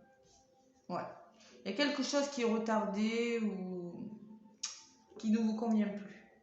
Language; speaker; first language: French; native; French